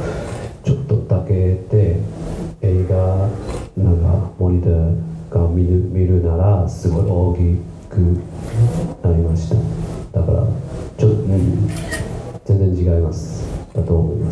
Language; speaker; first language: Japanese; non-native, learner; Chinese